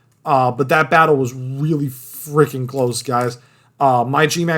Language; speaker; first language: English; native; English